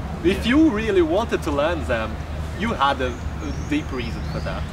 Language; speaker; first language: English; non-native, fluent; Portuguese